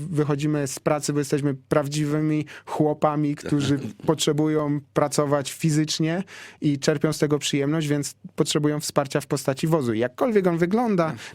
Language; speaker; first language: Polish; native; Polish